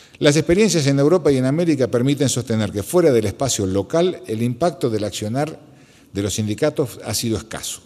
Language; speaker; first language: Spanish; native; Spanish